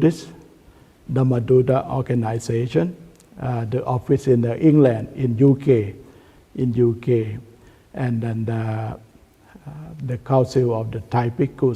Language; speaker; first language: English; non-native, learner; Thai